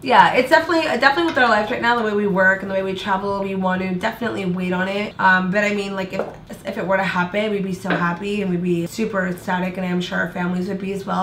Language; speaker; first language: English; native; English